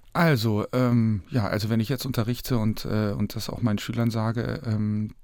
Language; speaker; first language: German; native; German